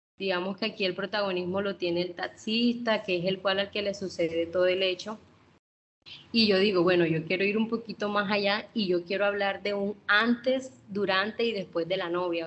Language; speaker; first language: Spanish; non-native, local second language; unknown